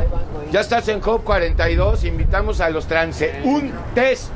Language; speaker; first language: Spanish; native; Spanish